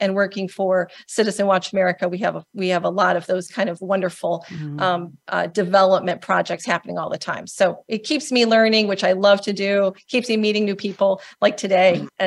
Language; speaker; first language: English; native; English